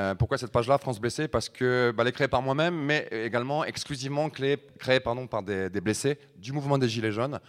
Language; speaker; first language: French; native; French